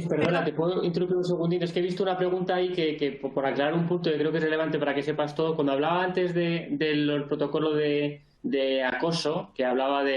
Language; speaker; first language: Spanish; native; Spanish